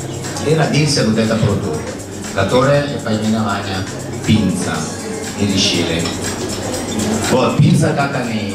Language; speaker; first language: Russian; non-native, learner; Italian